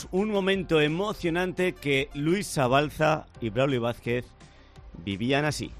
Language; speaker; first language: Spanish; native; Spanish